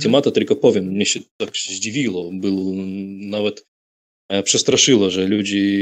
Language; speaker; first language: Polish; non-native, fluent; Russian